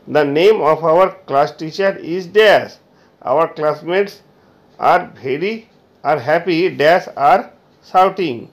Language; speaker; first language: English; non-native, local second language; Bangla